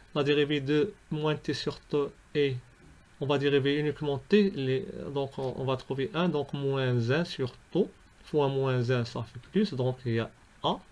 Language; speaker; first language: French; non-native, local second language; Arabic